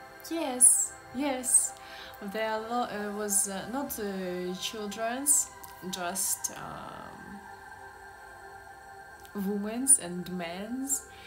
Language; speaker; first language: English; non-native, learner; Russian